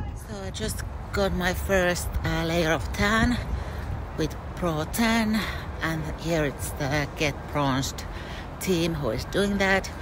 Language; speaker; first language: English; non-native, fluent; Finnish